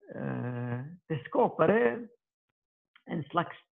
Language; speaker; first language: Swedish; early bilingual, other home language; Arabic